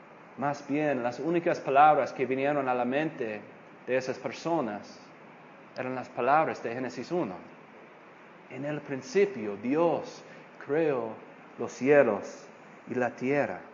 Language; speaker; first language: Spanish; non-native, fluent; English